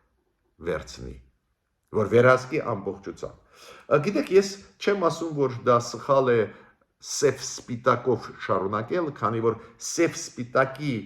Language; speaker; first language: Armenian; native; Armenian